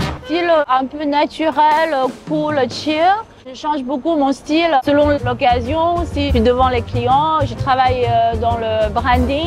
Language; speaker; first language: French; non-native, fluent; Chinese